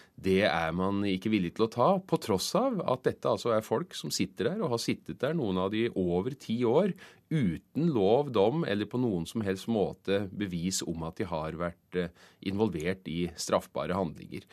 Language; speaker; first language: Norwegian; native; Norwegian